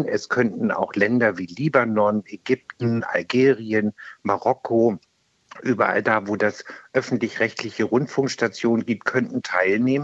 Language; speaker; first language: German; native; German